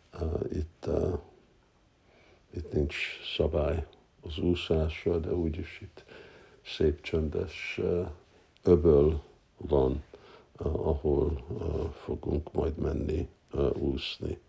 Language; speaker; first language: Hungarian; early bilingual, heritage; Hungarian